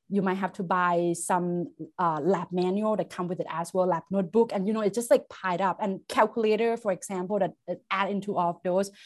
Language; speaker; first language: English; non-native, fluent; Thai